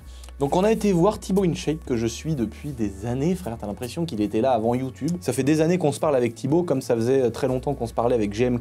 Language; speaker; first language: French; native; French